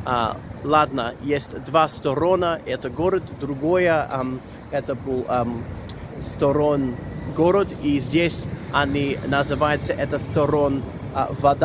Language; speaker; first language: Russian; non-native, learner; English